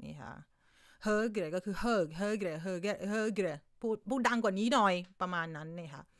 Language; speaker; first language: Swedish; non-native, fluent; Thai